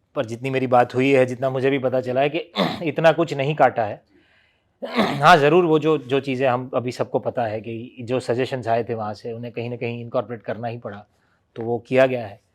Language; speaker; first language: Hindi; non-native, local second language; Gujarati